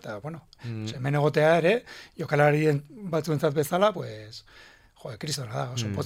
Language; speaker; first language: Basque; non-native, local second language; Spanish